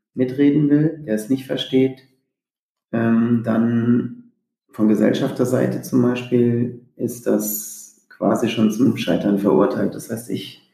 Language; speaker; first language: German; native; German